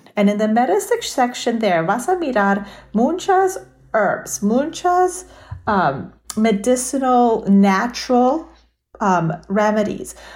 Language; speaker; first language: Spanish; early bilingual, heritage; Spanish